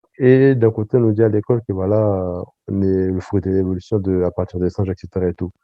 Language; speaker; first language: French; early bilingual, other home language; Sango